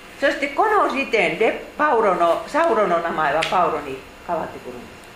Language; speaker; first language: Japanese; non-native, fluent; Finnish